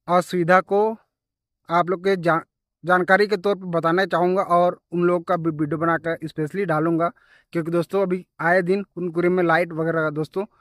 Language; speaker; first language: Hindi; native; Hindi